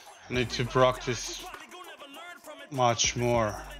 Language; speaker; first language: English; non-native, learner; Russian